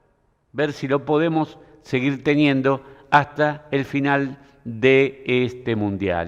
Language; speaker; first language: Spanish; native; Spanish